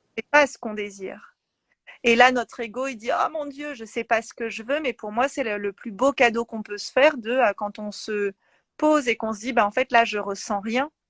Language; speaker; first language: French; native; French